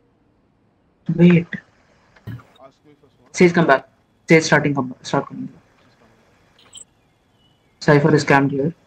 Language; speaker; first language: English; non-native, local second language; Kannada